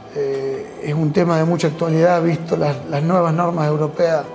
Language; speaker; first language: Spanish; native; Spanish